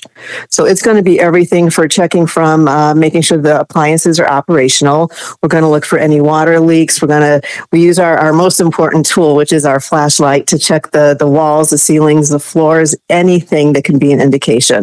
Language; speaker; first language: English; native; English